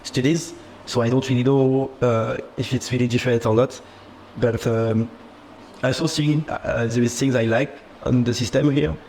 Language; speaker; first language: English; non-native, fluent; French